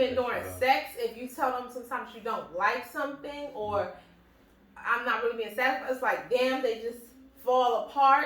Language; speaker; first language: English; native; English